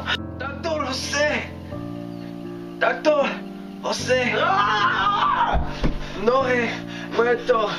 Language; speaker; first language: Spanish; non-native, learner; English